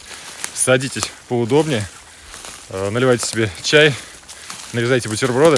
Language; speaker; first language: Russian; native; Russian